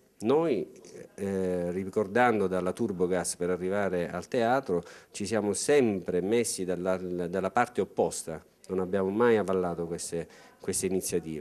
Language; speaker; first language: Italian; native; Italian